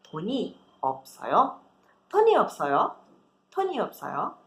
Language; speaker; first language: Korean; non-native, fluent; Portuguese